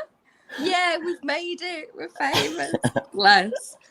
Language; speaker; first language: English; native; English